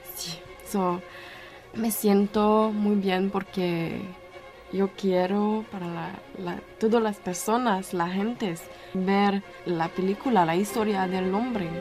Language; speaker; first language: Spanish; non-native, learner; French